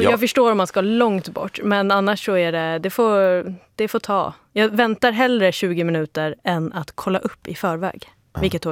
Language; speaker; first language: Swedish; native; Swedish